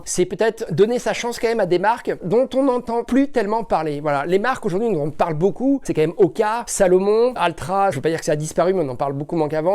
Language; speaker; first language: French; native; French